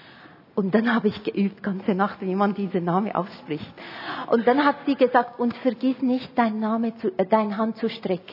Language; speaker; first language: German; non-native, fluent; Arabic